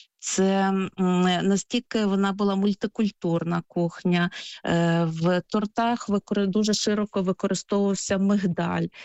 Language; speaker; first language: Ukrainian; native; Ukrainian